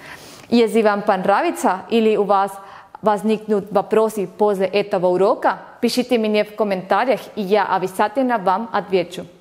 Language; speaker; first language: Russian; non-native, fluent; Spanish